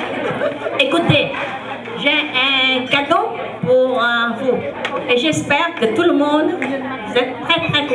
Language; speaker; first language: French; non-native, fluent; Vietnamese